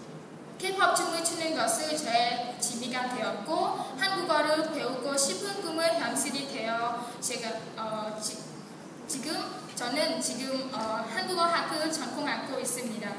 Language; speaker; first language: Korean; non-native, learner; Khmer